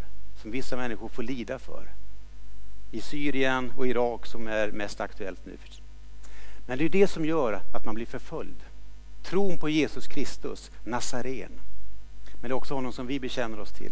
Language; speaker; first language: Swedish; native; Swedish